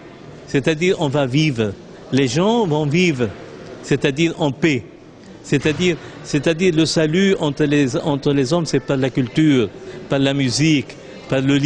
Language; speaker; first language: French; non-native, local second language; Arabic